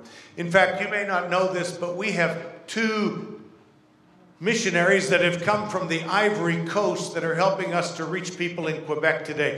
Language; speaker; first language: English; native; English